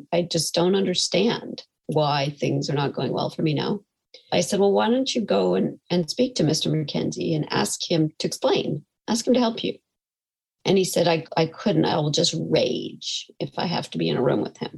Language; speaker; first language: English; native; English